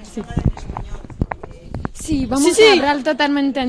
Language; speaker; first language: Spanish; non-native, learner; French